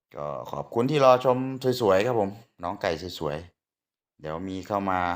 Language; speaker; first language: Thai; native; Thai